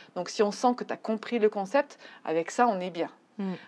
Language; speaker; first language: French; native; French